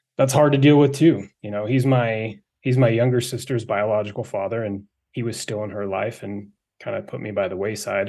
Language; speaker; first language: English; native; English